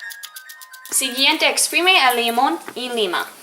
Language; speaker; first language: Spanish; non-native, learner; English